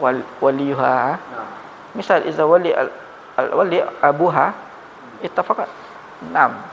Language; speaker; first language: Arabic; non-native, fluent; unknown